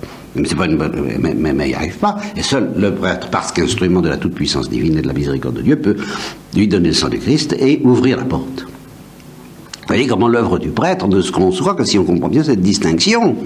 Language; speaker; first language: French; native; French